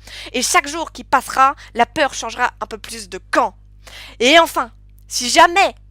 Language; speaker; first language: French; native; French